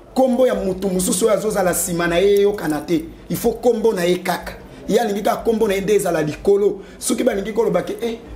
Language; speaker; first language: Lingala; native; Lingala